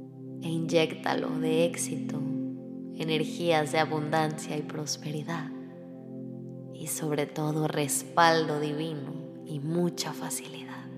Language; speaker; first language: Spanish; native; Spanish